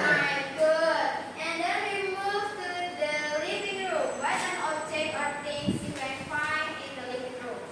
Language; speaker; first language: English; non-native, learner; Indonesian